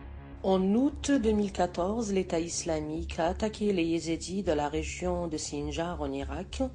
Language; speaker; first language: French; native; French